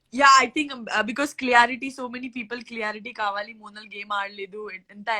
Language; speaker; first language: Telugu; non-native, learner; Gujarati